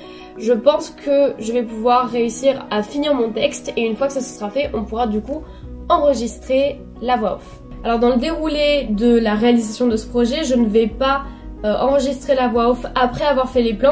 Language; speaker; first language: French; native; French